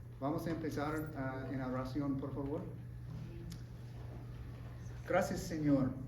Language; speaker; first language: Spanish; non-native, learner; English